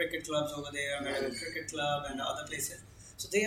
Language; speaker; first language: English; non-native, local second language; Punjabi